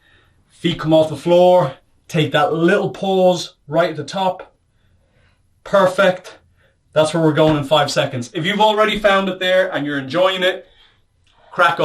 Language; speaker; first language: English; native; English